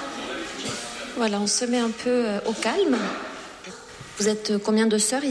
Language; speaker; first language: French; native; French